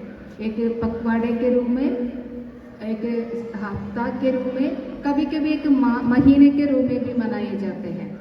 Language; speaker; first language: Hindi; non-native, local second language; Malayalam